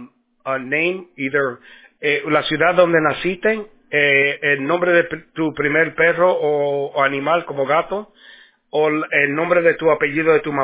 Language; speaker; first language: Spanish; early bilingual, heritage; Spanish